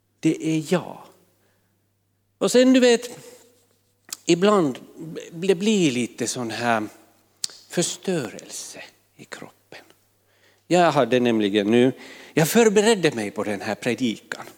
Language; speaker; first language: Swedish; non-native, fluent; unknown